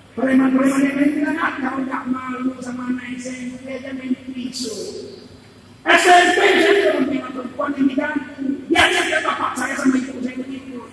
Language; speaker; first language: Indonesian; native; Indonesian